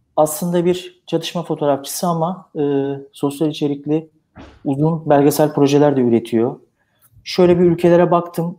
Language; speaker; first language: Turkish; native; Turkish